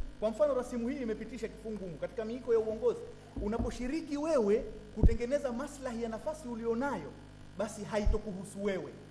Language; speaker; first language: Swahili; native; Swahili